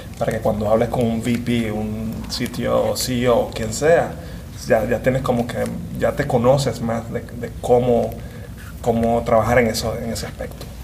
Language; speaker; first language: Spanish; native; Spanish